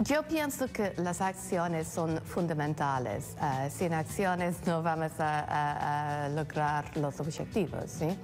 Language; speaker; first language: Spanish; non-native, fluent; English